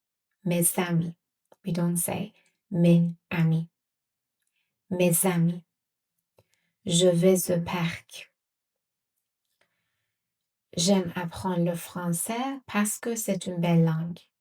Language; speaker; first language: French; non-native, fluent; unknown